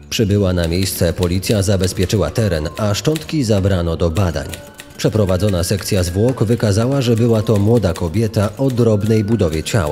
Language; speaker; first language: Polish; native; Polish